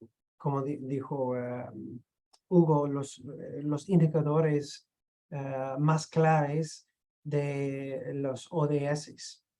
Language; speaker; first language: Spanish; non-native, fluent; English